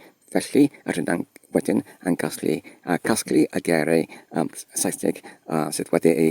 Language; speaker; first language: Welsh; non-native, fluent; English